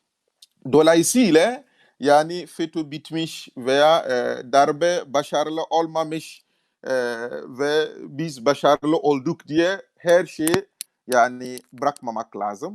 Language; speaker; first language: Turkish; non-native, fluent; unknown